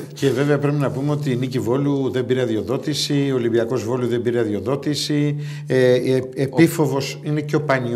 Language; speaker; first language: Greek; native; Greek